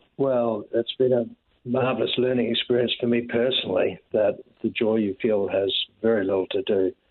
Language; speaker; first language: English; native; English